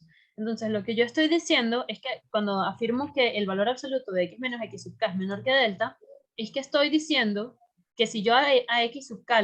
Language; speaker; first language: Spanish; native; Spanish